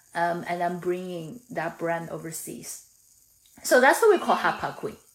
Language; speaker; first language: English; non-native, fluent; Chinese